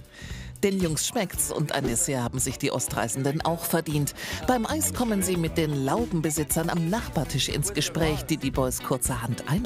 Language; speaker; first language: German; native; German